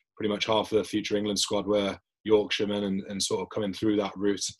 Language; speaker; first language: English; native; English